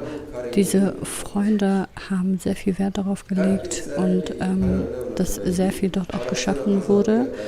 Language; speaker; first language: German; non-native, fluent; Kurdish